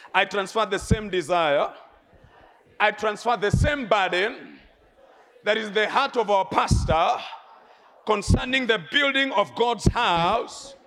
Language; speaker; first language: English; non-native, local second language; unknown